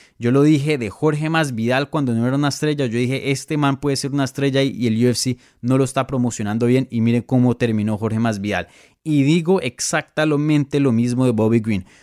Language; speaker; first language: Spanish; native; Spanish